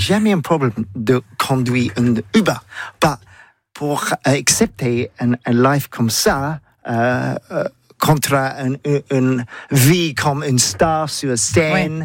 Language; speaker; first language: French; non-native, learner; English